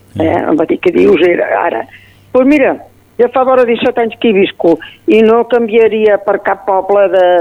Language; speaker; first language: Catalan; native; Catalan